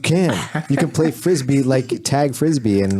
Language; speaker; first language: English; native; English